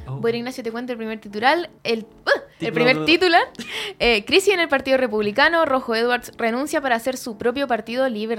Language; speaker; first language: Spanish; native; Spanish